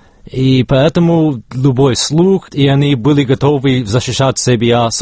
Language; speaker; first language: Russian; non-native, fluent; English